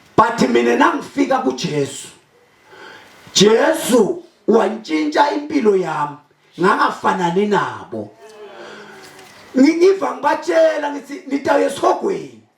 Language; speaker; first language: Zulu; non-native, local second language; Swati